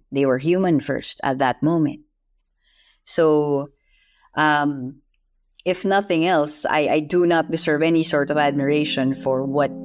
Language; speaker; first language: English; non-native, local second language; Filipino